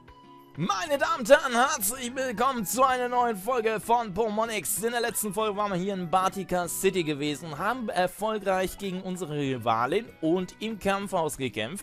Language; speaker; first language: German; native; German